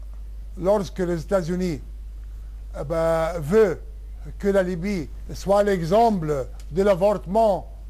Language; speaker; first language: French; non-native, local second language; Arabic